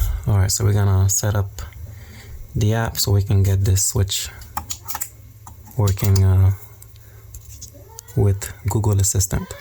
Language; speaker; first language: English; native; English